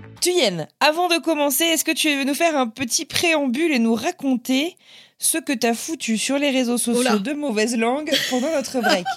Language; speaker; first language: French; native; French